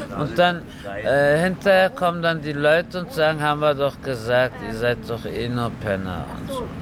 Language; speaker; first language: German; early bilingual, other home language; Turkish